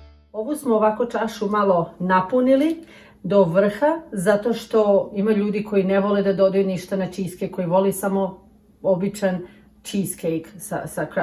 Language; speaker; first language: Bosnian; early bilingual, heritage; Serbian